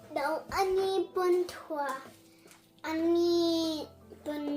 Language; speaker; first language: Thai; early bilingual, heritage; Thai